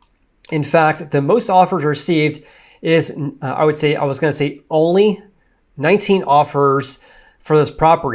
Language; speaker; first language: English; native; English